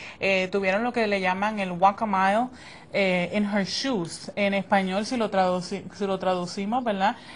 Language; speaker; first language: Spanish; early bilingual, heritage; Spanish